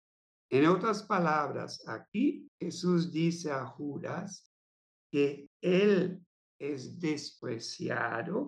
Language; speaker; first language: Spanish; non-native, fluent; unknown